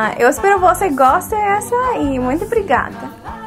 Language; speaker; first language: Portuguese; non-native, learner; English